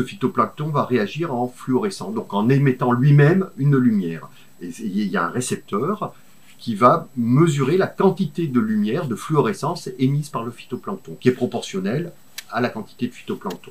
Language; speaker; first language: French; native; French